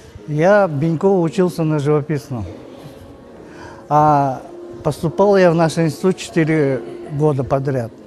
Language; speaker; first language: Russian; native; Russian